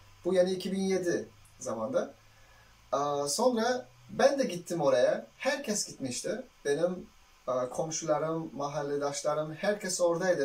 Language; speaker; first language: Turkish; non-native, fluent; Uzbek